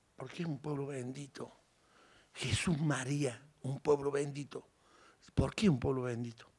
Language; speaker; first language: Spanish; native; Spanish